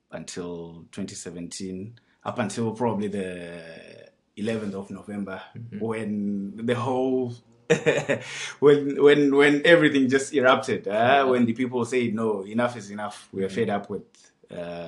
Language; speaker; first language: English; non-native, local second language; Shona